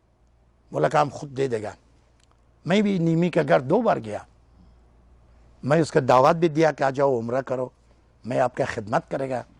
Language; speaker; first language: Hindi; non-native, learner; Persian